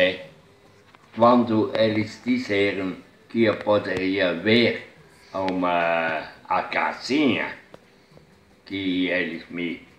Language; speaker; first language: Portuguese; non-native, fluent; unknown